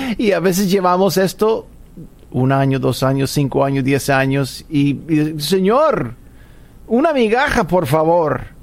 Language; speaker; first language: Spanish; non-native, fluent; English